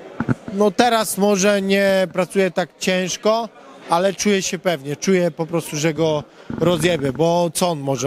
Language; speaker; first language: Polish; native; Polish